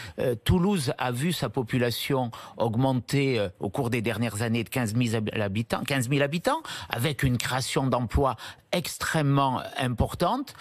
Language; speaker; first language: French; native; French